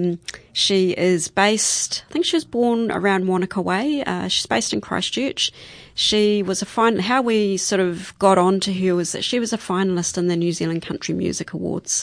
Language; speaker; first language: English; native; English